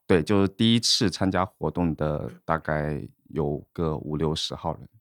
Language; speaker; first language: Chinese; native; Chinese